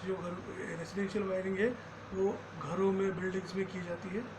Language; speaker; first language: Hindi; non-native, local second language; Marathi